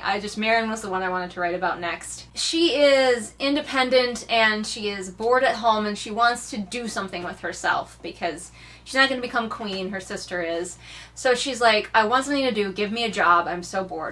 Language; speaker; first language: English; native; English